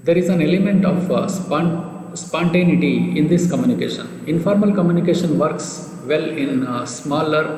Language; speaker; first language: English; non-native, local second language; Kannada